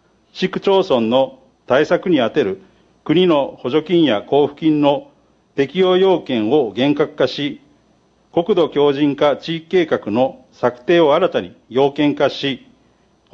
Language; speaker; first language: Japanese; native; Japanese